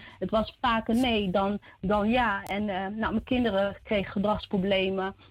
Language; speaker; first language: Dutch; early bilingual, other home language; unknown